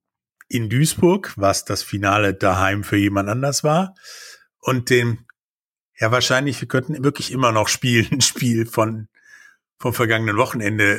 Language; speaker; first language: German; native; German